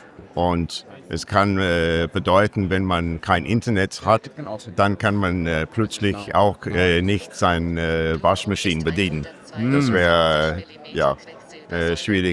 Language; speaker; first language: German; non-native, learner; English